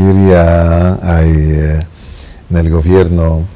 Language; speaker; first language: Spanish; non-native, fluent; Arabic